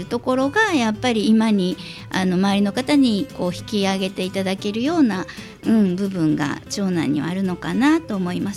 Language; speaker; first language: Japanese; native; Japanese